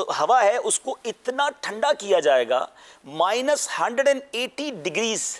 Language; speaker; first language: Urdu; native; Urdu